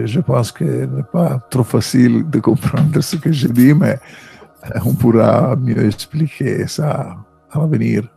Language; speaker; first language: French; non-native, fluent; Italian